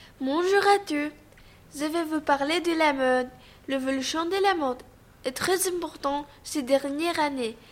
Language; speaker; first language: French; non-native, learner; Greek